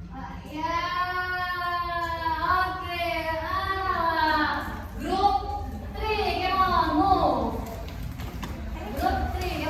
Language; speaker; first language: English; non-native, learner; Indonesian